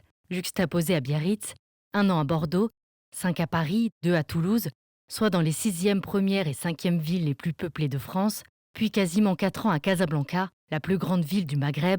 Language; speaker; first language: French; native; French